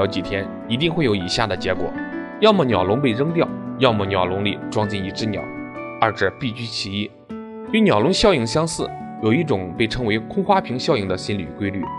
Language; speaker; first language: Chinese; native; Chinese